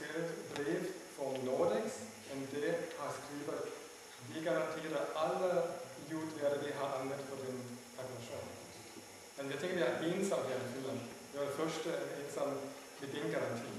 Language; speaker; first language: Swedish; non-native, learner; German